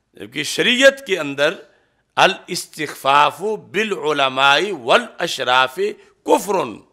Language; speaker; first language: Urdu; non-native, local second language; Punjabi